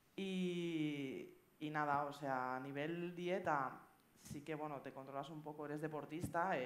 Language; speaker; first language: Spanish; native; Spanish